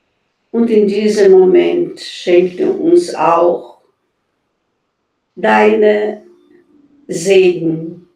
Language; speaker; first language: German; non-native, fluent; Portuguese